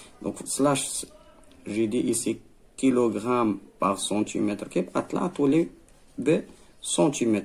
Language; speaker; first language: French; non-native, local second language; Arabic